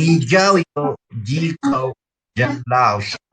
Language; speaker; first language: Chinese; non-native, learner; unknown